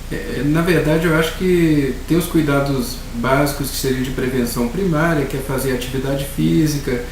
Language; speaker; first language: Portuguese; native; Portuguese